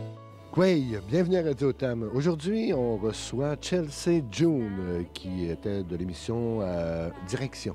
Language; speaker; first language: French; native; French